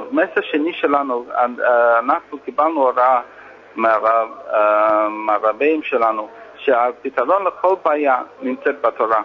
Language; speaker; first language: Hebrew; non-native, fluent; English